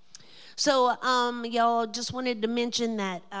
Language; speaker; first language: English; native; English